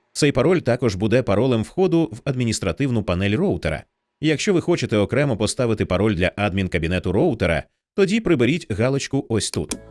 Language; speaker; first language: Ukrainian; native; Ukrainian